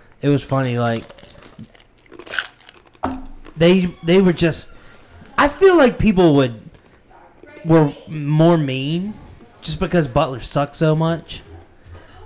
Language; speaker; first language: English; native; English